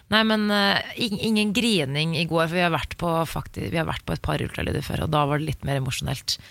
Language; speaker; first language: Norwegian; native; Norwegian